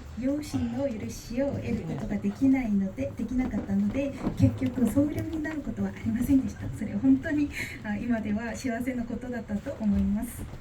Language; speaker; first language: Japanese; non-native, fluent; Korean